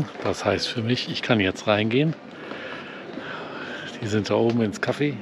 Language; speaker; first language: German; native; German